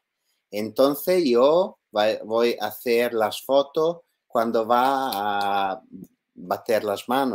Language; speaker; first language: Spanish; non-native, learner; Italian